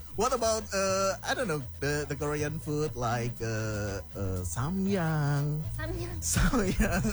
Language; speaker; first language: English; non-native, fluent; Indonesian